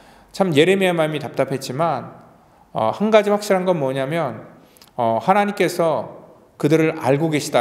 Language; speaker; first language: Korean; native; Korean